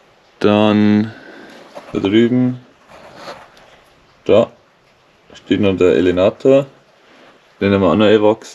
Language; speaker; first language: German; native; German